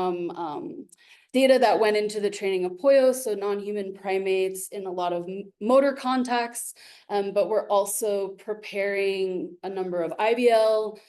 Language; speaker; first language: English; native; English